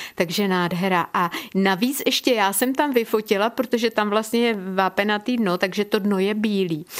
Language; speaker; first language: Czech; native; Czech